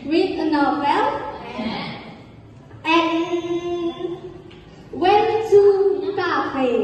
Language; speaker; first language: English; non-native, learner; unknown